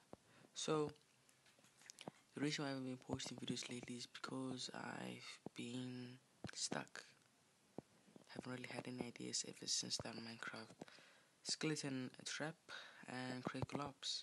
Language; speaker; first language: English; native; English